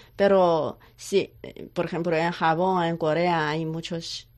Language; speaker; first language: Spanish; non-native, learner; Chinese